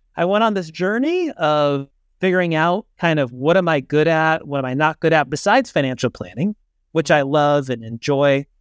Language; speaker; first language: English; native; English